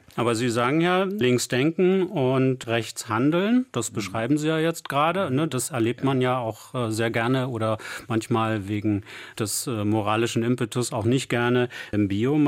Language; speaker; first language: German; native; German